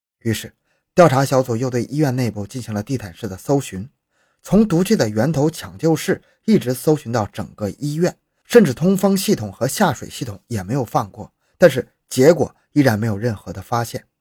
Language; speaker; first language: Chinese; native; Chinese